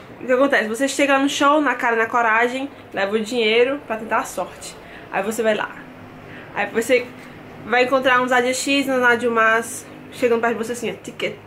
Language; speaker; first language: Portuguese; native; Portuguese